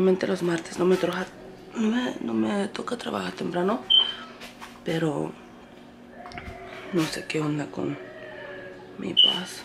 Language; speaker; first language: Spanish; early bilingual, heritage; Spanish